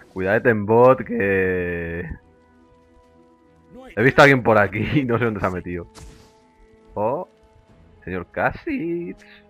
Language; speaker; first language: Spanish; native; Spanish